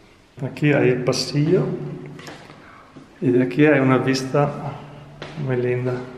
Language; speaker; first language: Spanish; non-native, fluent; Italian